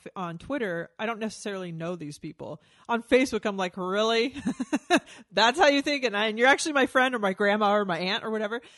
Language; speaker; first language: English; native; English